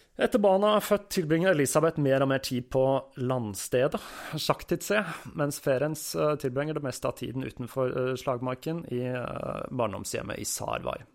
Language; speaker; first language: Norwegian; native; Norwegian